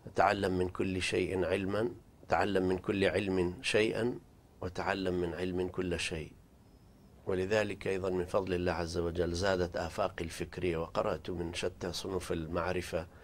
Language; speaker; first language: Arabic; non-native, local second language; Central Kurdish